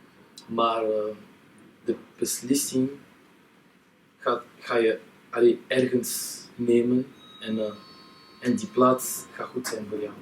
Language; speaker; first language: Dutch; non-native, local second language; French